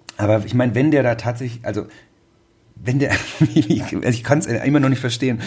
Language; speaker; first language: German; native; German